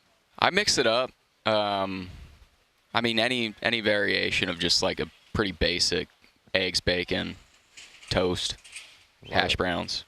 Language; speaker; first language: English; native; English